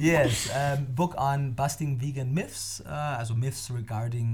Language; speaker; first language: English; non-native, fluent; German